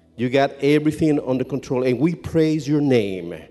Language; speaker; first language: English; non-native, fluent; Spanish